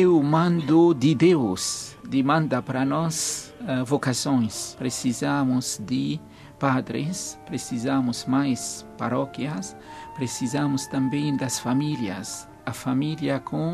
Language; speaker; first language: Portuguese; non-native, fluent; Arabic